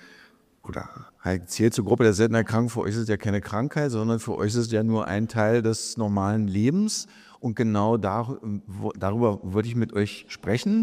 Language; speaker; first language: German; native; German